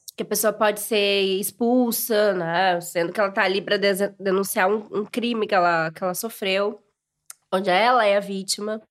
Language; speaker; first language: Portuguese; native; Portuguese